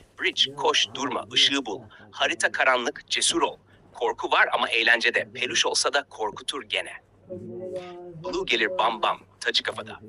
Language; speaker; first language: Turkish; native; Turkish